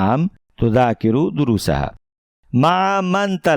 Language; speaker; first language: Arabic; non-native, fluent; Urdu